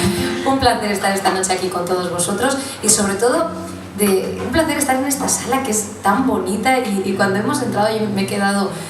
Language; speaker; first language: Spanish; native; Spanish